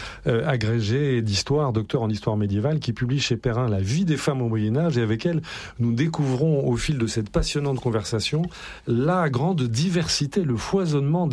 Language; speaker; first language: French; native; French